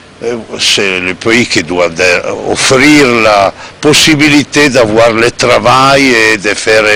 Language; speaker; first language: French; non-native, fluent; Italian